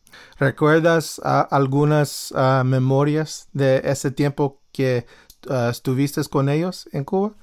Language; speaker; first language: Spanish; early bilingual, heritage; Spanish